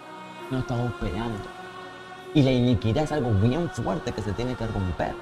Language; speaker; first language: Spanish; native; Spanish